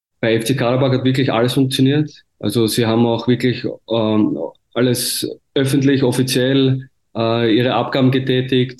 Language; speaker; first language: German; native; German